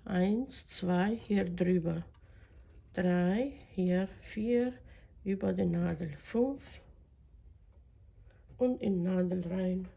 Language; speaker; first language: German; non-native, fluent; Croatian